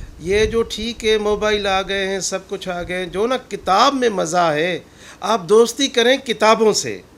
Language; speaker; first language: Urdu; non-native, local second language; Sindhi